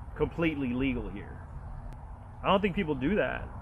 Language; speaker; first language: English; native; English